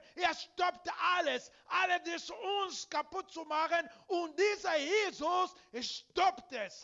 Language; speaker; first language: German; non-native, learner; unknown